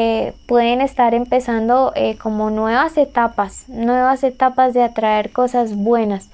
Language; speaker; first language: Spanish; native; Spanish